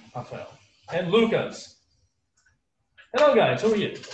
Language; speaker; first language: English; non-native, fluent; Portuguese